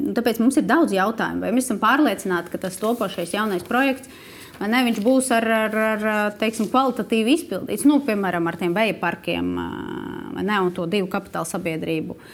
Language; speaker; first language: Latvian; non-native, local second language; Russian